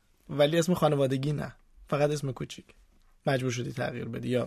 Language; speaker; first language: Persian; native; Persian